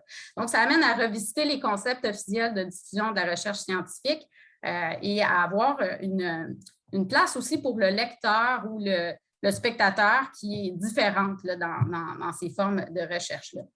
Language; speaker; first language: French; native; French